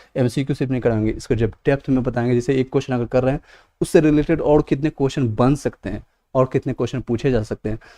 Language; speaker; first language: Hindi; native; Hindi